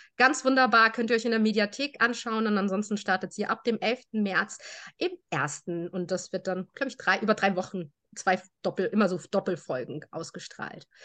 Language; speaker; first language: German; native; German